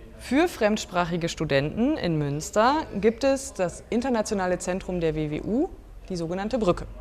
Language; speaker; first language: German; native; German